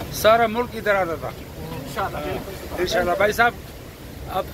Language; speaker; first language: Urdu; non-native, local second language; Pashto